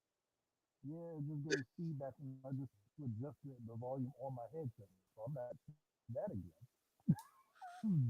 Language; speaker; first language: English; native; English